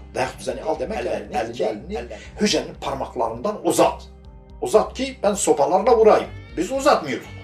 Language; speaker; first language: Turkish; non-native, local second language; Kurdish